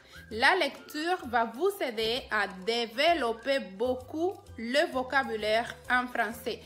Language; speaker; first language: French; non-native, fluent; Spanish